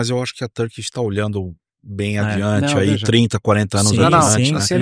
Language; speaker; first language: Portuguese; native; Portuguese